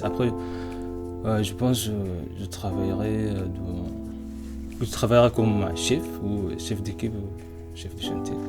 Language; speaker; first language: French; non-native, learner; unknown